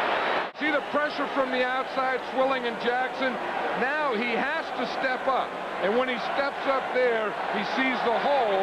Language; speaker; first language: English; native; English